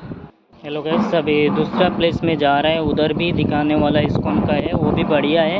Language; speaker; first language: Hindi; non-native, local second language; Bangla